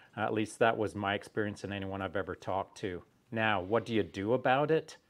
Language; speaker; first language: English; native; English